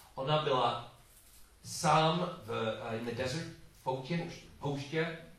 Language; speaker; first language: Czech; non-native, learner; English